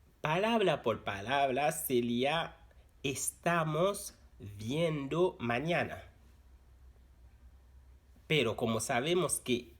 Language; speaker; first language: Spanish; non-native, fluent; Haitian Creole